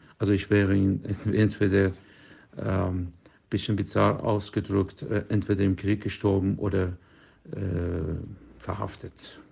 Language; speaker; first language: German; non-native, fluent; Persian